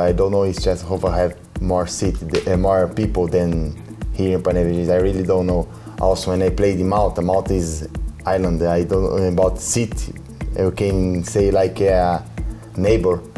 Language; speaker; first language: English; non-native, learner; Portuguese